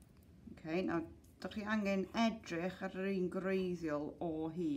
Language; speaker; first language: Welsh; non-native, local second language; English